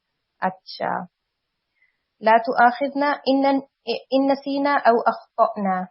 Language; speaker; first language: Arabic; non-native, fluent; Urdu